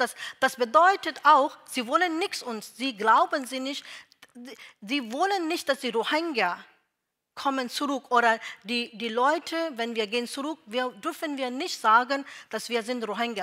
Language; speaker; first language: German; non-native, learner; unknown